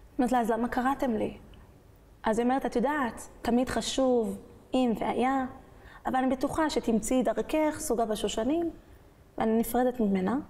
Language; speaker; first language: Hebrew; early bilingual, other home language; French